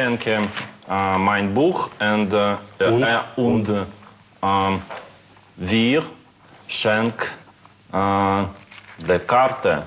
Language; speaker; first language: German; non-native, learner; Russian